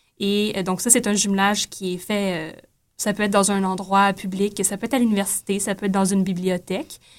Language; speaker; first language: French; native; French